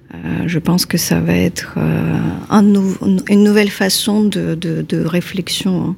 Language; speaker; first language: French; non-native, fluent; Ukrainian